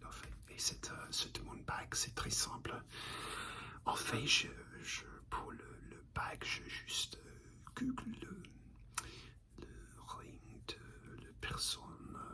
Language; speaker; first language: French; non-native, learner; English